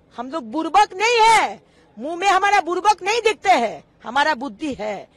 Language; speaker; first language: Hindi; non-native, local second language; Bangla